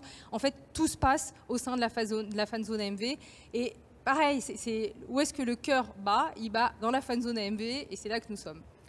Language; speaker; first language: French; native; French